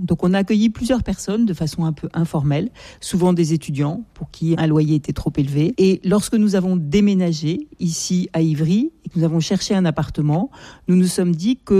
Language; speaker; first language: French; native; French